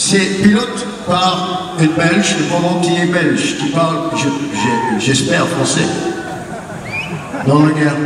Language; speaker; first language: French; non-native, learner; English